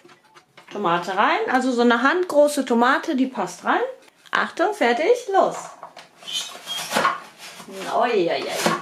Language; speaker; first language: German; native; German